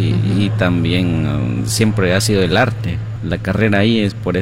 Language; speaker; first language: Spanish; non-native, local second language; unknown